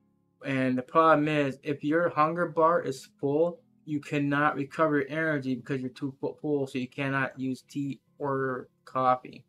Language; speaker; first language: English; native; English